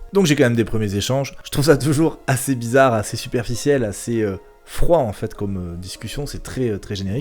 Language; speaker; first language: French; native; French